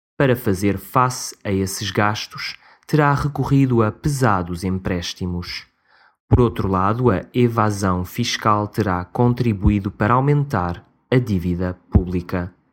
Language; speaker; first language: Portuguese; native; Portuguese